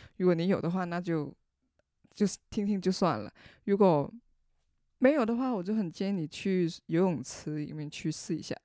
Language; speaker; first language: Chinese; non-native, local second language; Cantonese